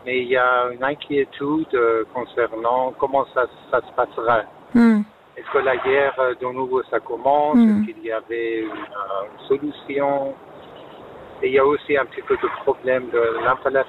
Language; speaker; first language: French; non-native, fluent; Persian